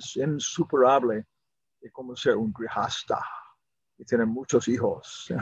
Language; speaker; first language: Spanish; non-native, fluent; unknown